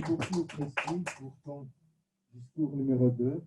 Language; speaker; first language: French; non-native, fluent; Russian